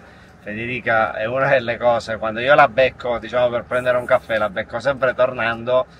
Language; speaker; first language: Italian; native; Italian